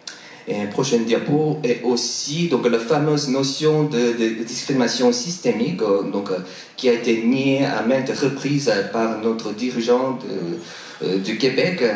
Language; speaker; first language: French; non-native, fluent; Korean